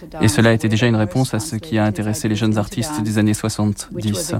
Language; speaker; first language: French; native; French